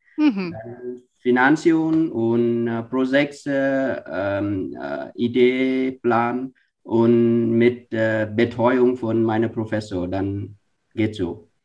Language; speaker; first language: German; non-native, learner; Vietnamese